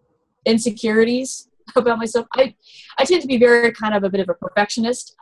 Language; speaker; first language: English; native; English